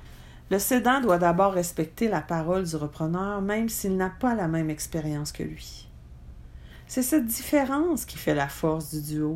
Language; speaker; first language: French; native; French